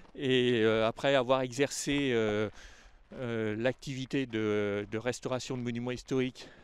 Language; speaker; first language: French; native; French